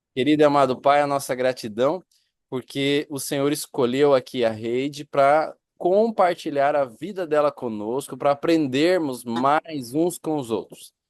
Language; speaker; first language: Portuguese; native; Portuguese